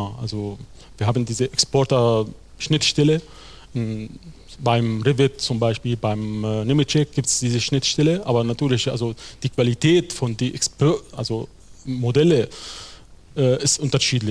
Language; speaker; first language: German; non-native, fluent; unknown